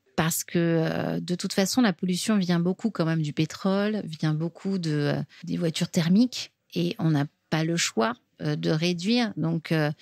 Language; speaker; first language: French; native; French